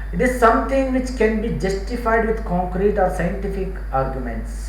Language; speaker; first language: English; non-native, local second language; Kannada